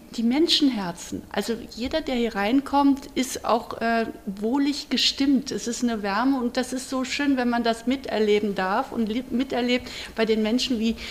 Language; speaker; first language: German; native; German